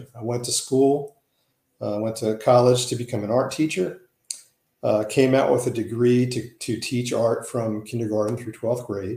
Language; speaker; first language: English; native; English